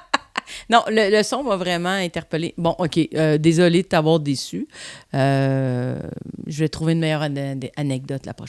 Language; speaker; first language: French; native; French